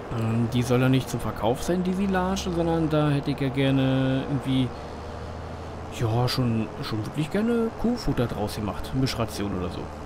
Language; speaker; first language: German; native; German